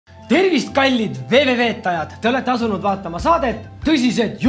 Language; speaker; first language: Estonian; native; Estonian